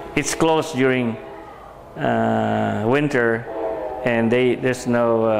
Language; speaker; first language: English; non-native, local second language; Filipino